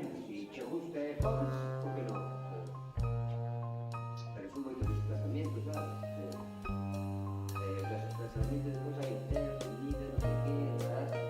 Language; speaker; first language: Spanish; non-native, local second language; Galician